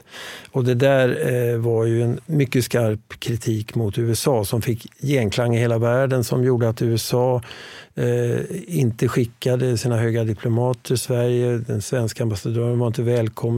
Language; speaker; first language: Swedish; native; Swedish